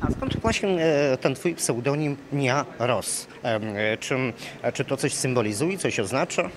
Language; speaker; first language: Polish; native; Polish